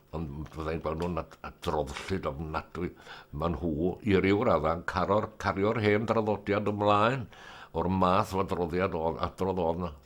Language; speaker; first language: Welsh; native; Welsh